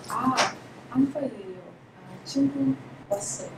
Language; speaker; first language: Korean; non-native, learner; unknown